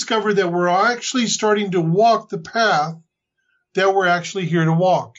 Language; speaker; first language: English; native; English